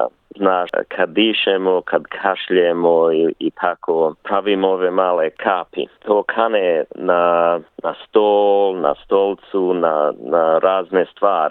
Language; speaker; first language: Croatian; early bilingual, heritage; Bosnian